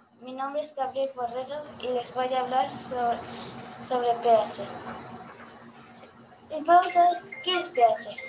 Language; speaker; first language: Spanish; early bilingual, heritage; Spanish